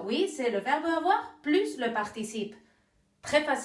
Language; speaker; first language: French; non-native, fluent; Basque